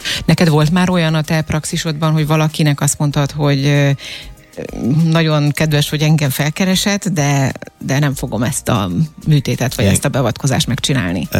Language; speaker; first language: Hungarian; native; Hungarian